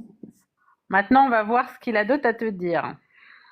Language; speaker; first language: French; native; French